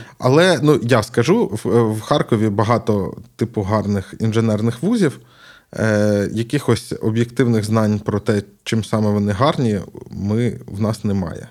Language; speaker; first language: Ukrainian; native; Ukrainian